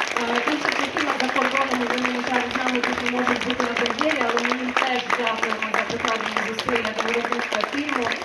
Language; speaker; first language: Ukrainian; native; Ukrainian